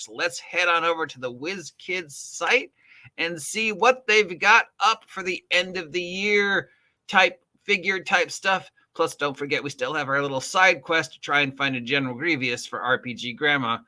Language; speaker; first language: English; native; English